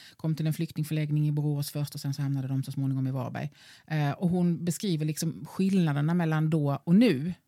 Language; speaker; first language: Swedish; native; Swedish